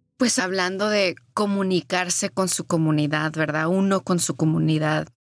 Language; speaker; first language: Spanish; early bilingual, heritage; Spanish